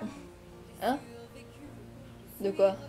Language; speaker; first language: French; native; French